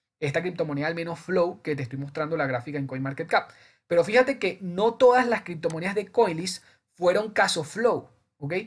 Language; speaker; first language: Spanish; native; Spanish